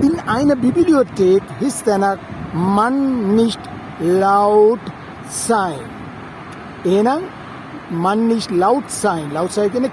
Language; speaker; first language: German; non-native, fluent; Sinhala